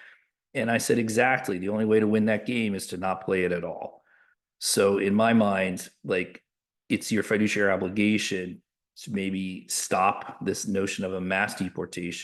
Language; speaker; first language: English; native; English